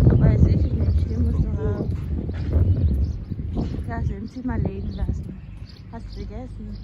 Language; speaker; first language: German; non-native, learner; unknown